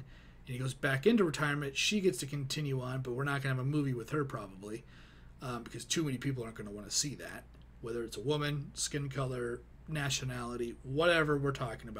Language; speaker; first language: English; native; English